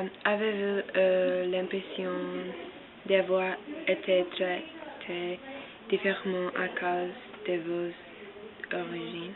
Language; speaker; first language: French; non-native, learner; English